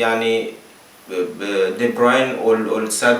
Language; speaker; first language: Turkish; non-native, learner; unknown